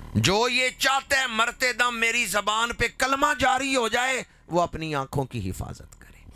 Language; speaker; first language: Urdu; non-native, local second language; Punjabi